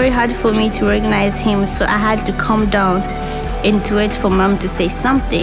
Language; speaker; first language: English; non-native, local second language; Rundi